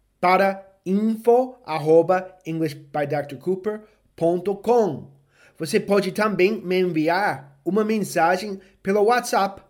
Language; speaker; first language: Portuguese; non-native, fluent; English